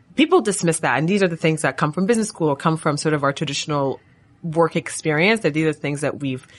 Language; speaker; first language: English; non-native, fluent; Arabic